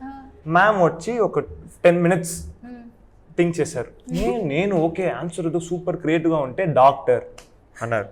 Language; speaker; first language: Telugu; non-native, local second language; Tamil